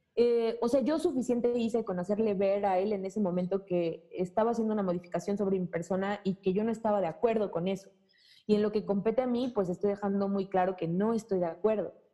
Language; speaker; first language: Spanish; native; Spanish